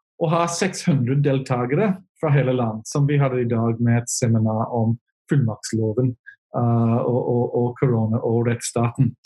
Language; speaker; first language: Norwegian; non-native, fluent; English